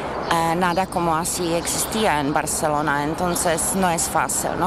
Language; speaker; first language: Spanish; non-native, fluent; Czech